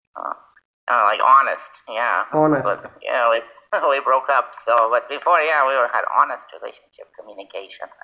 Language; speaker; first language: English; native; English